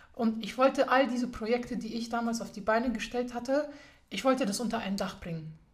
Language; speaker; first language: German; early bilingual, other home language; Persian